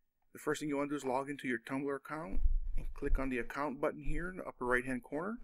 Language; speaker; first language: English; native; English